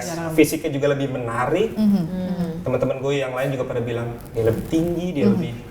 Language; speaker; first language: Indonesian; native; Indonesian